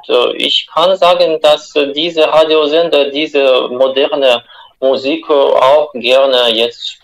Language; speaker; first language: German; non-native, fluent; Russian